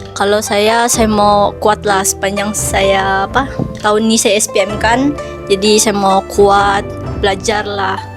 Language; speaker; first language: Malay; non-native, local second language; Chinese